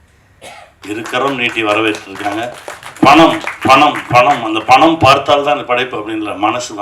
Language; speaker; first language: Tamil; native; Tamil